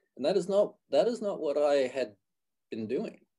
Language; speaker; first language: English; native; English